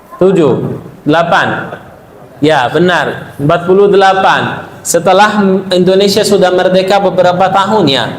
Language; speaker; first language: Indonesian; non-native, fluent; Arabic